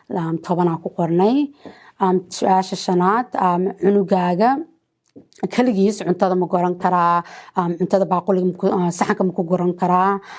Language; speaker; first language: Somali; early bilingual, heritage; Somali